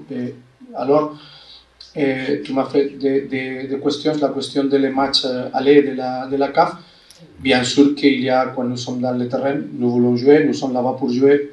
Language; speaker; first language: French; non-native, fluent; Spanish